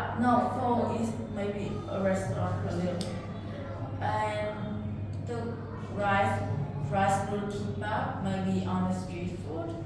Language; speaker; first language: English; non-native, learner; Vietnamese